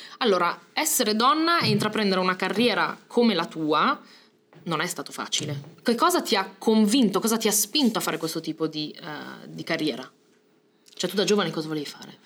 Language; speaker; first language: Italian; early bilingual, other home language; Albanian